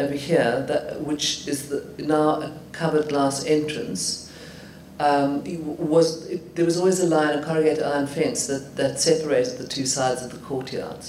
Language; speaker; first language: English; native; English